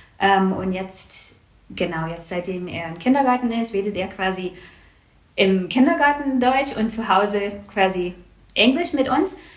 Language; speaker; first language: German; non-native, fluent; English